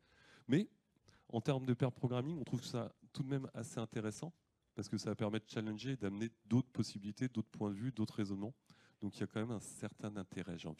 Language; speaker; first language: French; native; French